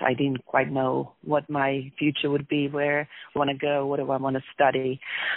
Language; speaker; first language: English; non-native, fluent; Finnish